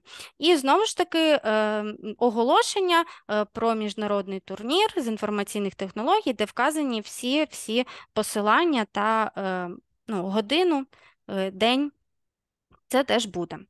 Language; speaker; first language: Ukrainian; native; Ukrainian